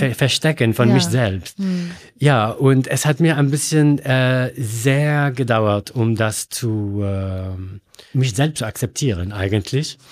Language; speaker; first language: German; non-native, learner; Arabic